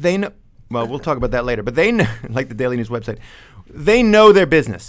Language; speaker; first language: English; native; English